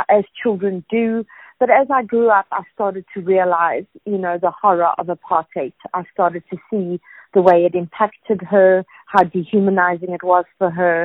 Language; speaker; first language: English; native; English